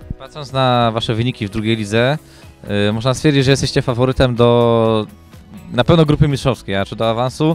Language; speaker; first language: Polish; native; Polish